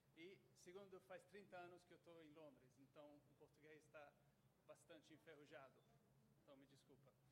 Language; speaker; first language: Portuguese; non-native, fluent; English